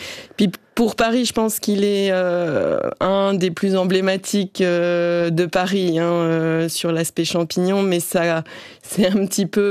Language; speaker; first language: French; native; French